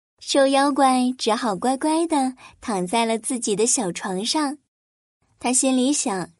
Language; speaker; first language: Chinese; native; Chinese